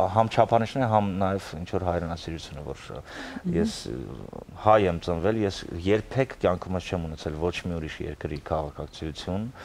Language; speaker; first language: Armenian; early bilingual, heritage; Armenian